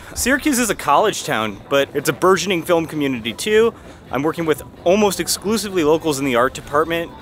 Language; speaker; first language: English; native; English